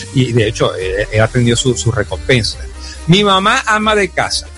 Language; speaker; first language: Spanish; native; Spanish